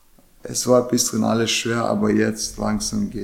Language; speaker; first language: German; non-native, fluent; Chechen